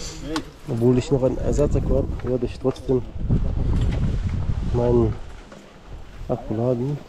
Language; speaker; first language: German; non-native, fluent; Russian